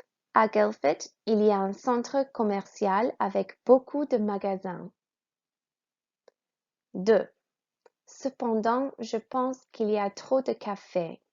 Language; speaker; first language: French; non-native, fluent; English